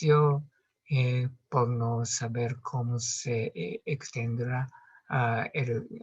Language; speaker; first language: Spanish; non-native, learner; Japanese